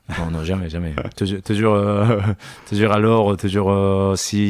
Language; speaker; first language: French; non-native, learner; Japanese